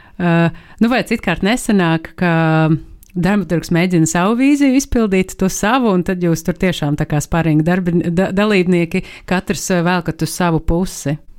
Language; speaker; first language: Latvian; native; Latvian